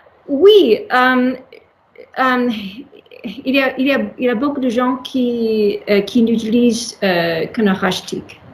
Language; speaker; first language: French; non-native, learner; English